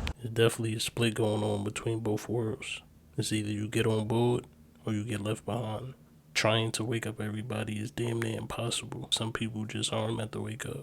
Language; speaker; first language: English; native; English